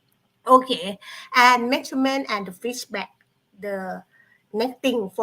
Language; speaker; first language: English; non-native, learner; Thai